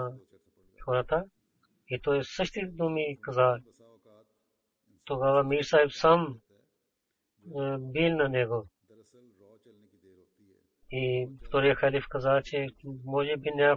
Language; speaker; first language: Bulgarian; non-native, fluent; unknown